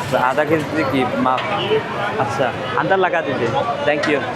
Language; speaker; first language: Hindi; non-native, learner; Bangla